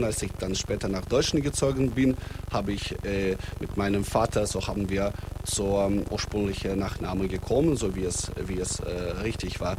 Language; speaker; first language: German; non-native, fluent; Russian